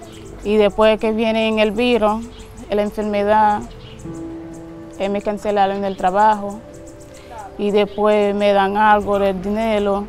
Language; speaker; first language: Spanish; early bilingual, heritage; Haitian Creole